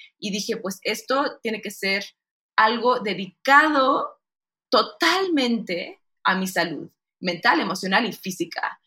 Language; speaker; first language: Spanish; early bilingual, heritage; Spanish